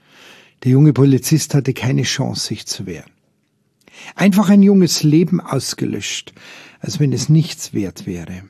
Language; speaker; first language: German; native; German